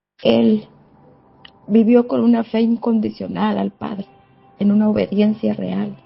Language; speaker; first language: Spanish; native; Spanish